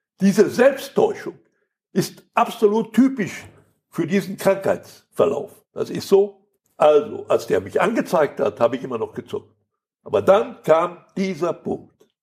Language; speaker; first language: German; native; German